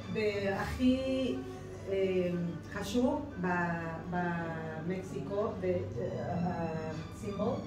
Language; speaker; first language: Hebrew; non-native, learner; Spanish